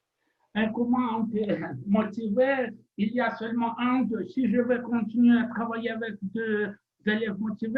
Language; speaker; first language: French; non-native, fluent; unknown